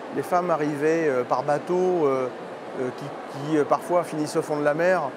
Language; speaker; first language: French; native; French